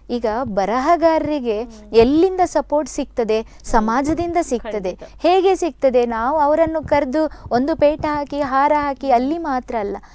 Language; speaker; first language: Kannada; native; Kannada